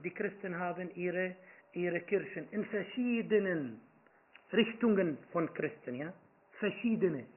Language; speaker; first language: German; non-native, fluent; Arabic